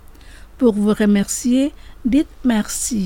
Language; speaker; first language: French; non-native, fluent; Indonesian